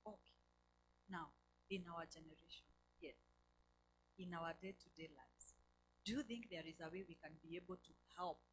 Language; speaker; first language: English; non-native, local second language; Swahili